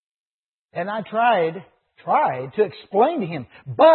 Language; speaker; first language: English; native; English